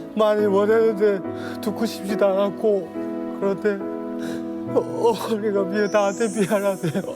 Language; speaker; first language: Korean; native; Korean